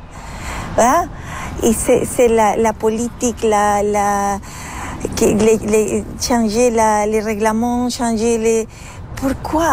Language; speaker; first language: French; non-native, learner; Spanish